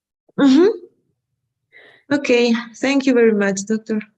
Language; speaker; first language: English; non-native, learner; Spanish